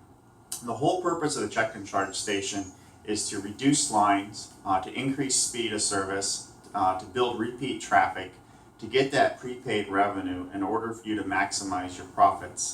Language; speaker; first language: English; native; English